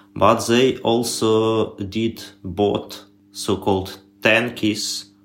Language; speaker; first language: English; non-native, learner; Ukrainian